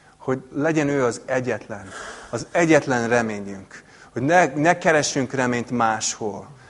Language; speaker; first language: Hungarian; non-native, fluent; English